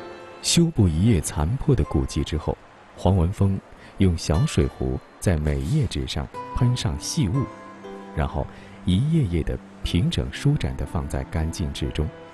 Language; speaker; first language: Chinese; native; Chinese